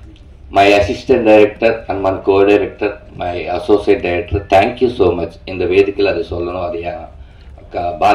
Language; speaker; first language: Tamil; non-native, learner; Telugu